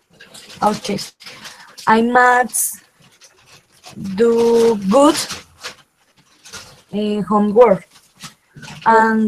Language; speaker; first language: English; non-native, learner; Spanish